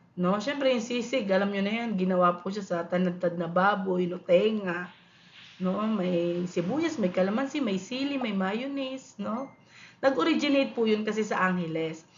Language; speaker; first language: Filipino; non-native, local second language; Pampanga